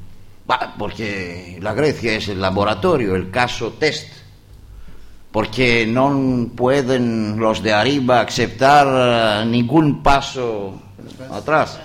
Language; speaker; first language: Spanish; non-native, learner; Greek